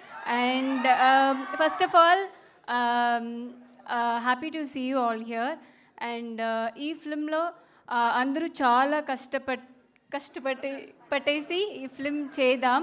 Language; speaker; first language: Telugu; non-native, learner; Tamil